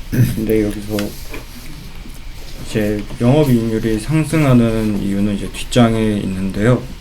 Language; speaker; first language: Korean; native; Korean